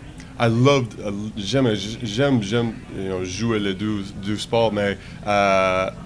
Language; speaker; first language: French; non-native, learner; English